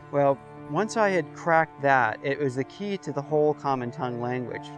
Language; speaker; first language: English; native; English